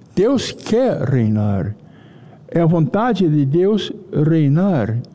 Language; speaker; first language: Portuguese; non-native, fluent; English